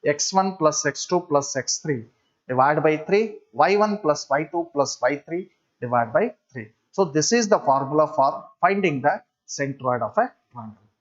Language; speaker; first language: English; non-native, local second language; Kannada